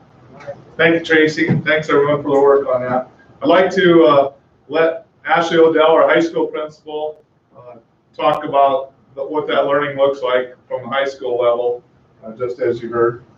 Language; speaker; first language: English; native; English